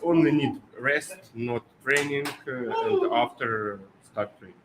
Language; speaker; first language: English; non-native, learner; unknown